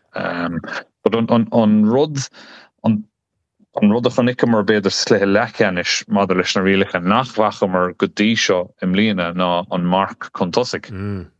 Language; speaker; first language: Irish; non-native, local second language; English